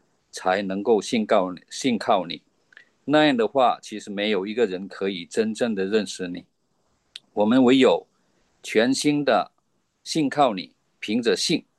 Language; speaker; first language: Chinese; native; Chinese